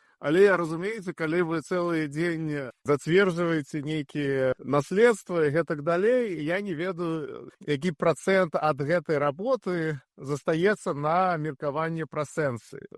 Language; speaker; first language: Belarusian; native; Belarusian